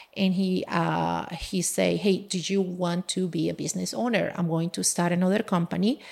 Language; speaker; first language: English; non-native, fluent; Spanish